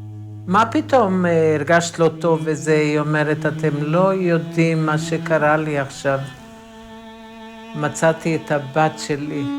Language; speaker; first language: Hebrew; early bilingual, other home language; Romany